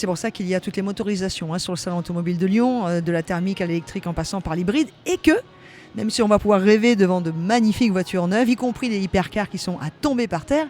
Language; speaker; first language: French; native; French